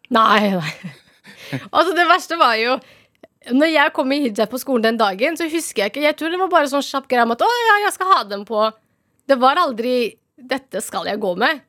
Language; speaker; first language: Norwegian; early bilingual, other home language; Somali